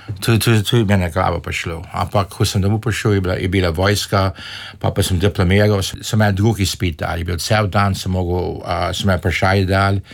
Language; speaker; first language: Slovenian; early bilingual, heritage; Slovenian